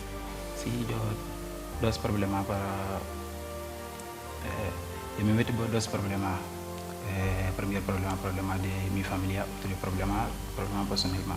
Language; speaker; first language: Spanish; non-native, learner; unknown